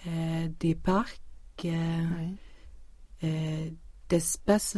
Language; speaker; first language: French; non-native, learner; Swedish